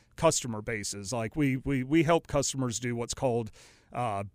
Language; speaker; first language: English; native; English